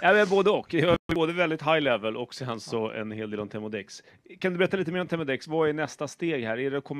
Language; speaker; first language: Swedish; native; Swedish